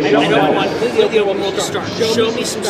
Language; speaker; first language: English; native; English